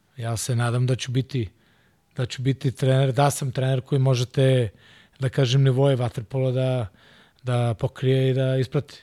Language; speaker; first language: Serbian; non-native, local second language; Hungarian